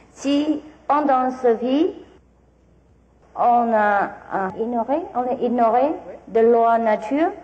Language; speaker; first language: French; non-native, learner; Vietnamese